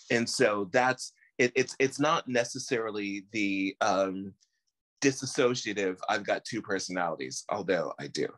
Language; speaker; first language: English; native; English